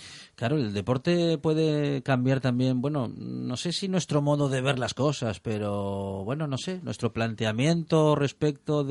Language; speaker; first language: Spanish; native; Spanish